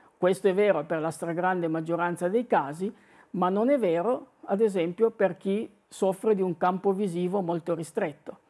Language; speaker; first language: Italian; native; Italian